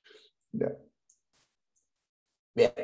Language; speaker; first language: Spanish; native; Spanish